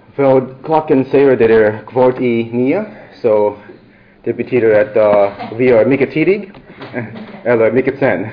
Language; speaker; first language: Swedish; non-native, learner; English